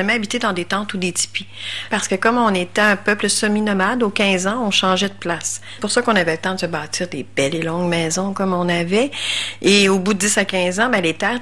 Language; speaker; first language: French; native; French